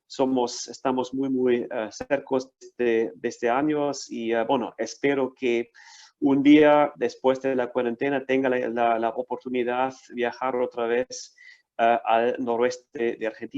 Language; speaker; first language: Spanish; non-native, fluent; German